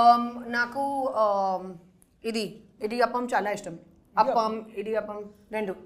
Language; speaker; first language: Telugu; non-native, learner; Hindi